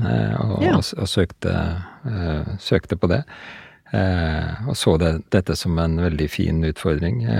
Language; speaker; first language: Norwegian; native; Norwegian